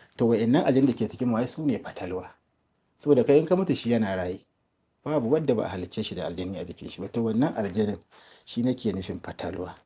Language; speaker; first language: Hausa; native; Hausa